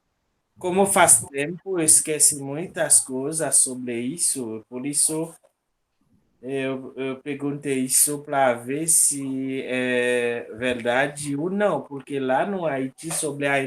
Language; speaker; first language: Portuguese; non-native, local second language; Haitian Creole